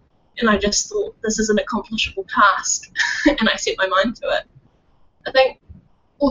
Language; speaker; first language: English; native; English